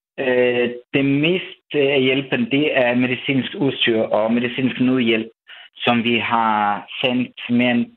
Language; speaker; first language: Danish; non-native, fluent; Ukrainian